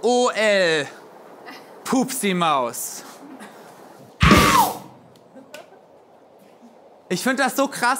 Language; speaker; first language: German; native; German